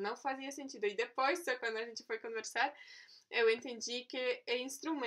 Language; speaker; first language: Portuguese; non-native, fluent; Polish